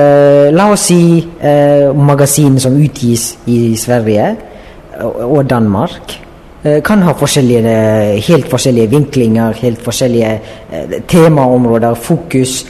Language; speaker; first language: Norwegian; non-native, fluent; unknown